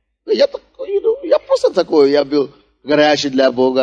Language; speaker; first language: Russian; non-native, fluent; Yoruba